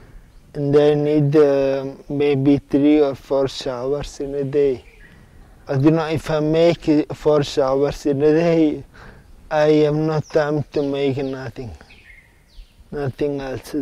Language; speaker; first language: English; non-native, learner; Italian